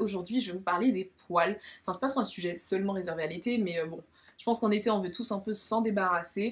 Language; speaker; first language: French; native; French